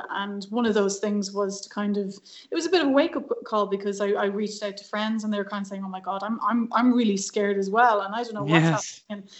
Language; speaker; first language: English; native; English